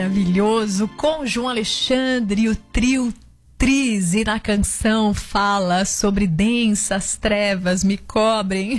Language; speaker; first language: Portuguese; native; Portuguese